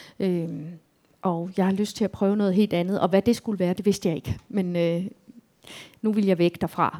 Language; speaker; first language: Danish; native; Danish